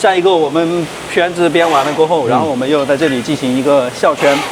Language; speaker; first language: Chinese; native; Chinese